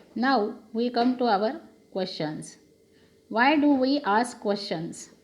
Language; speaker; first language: English; non-native, local second language; Marathi